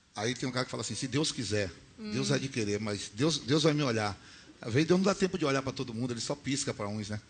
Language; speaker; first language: Portuguese; native; Portuguese